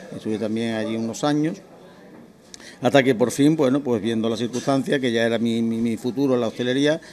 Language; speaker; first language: Spanish; native; Spanish